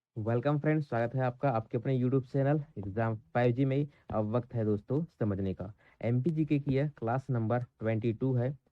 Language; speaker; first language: Hindi; native; Hindi